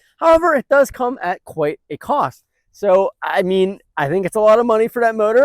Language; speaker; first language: English; native; English